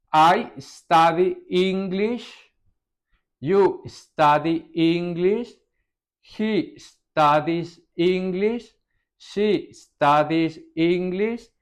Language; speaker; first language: English; non-native, fluent; Spanish